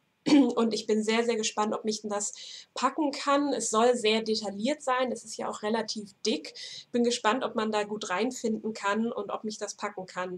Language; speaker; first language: German; native; German